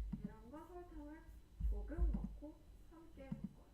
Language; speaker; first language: Korean; non-native, fluent; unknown